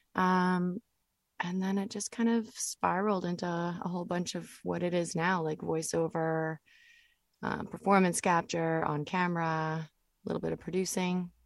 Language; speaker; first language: English; native; English